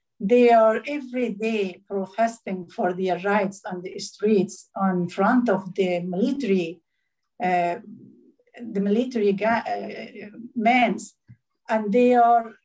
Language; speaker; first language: English; non-native, learner; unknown